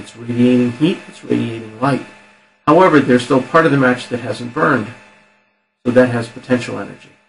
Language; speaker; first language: English; native; English